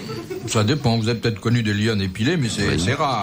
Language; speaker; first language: French; native; French